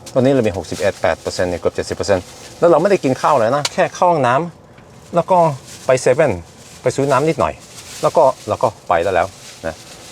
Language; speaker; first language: Thai; non-native, fluent; Norwegian